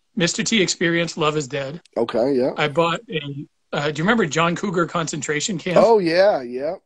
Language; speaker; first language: English; native; English